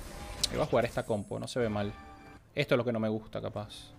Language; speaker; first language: Spanish; native; Spanish